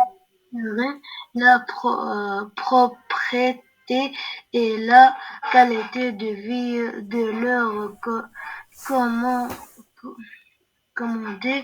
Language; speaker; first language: French; non-native, learner; Arabic